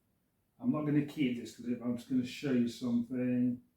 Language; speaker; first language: English; native; English